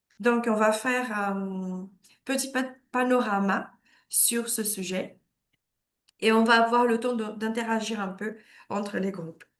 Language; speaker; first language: French; non-native, fluent; Portuguese